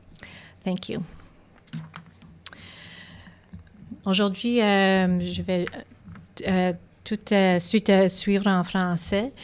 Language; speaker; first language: French; non-native, local second language; English